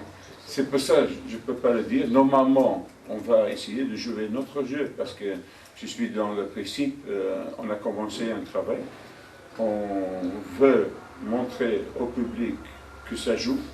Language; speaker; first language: French; non-native, fluent; Dutch